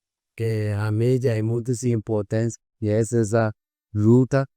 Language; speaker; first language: Portuguese; non-native, fluent; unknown